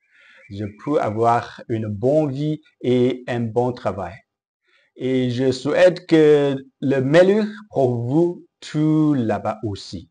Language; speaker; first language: French; non-native, learner; Chinese